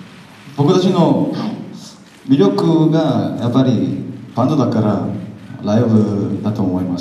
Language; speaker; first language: Japanese; non-native, learner; Korean